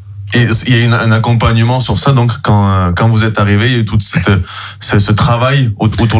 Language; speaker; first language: French; native; French